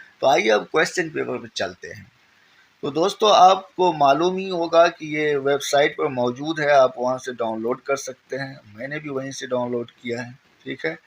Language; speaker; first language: Urdu; native; Urdu